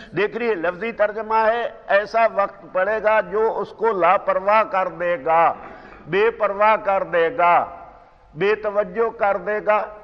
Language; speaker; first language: Urdu; non-native, local second language; Punjabi